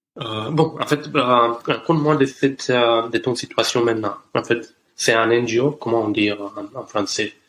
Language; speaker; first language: French; non-native, learner; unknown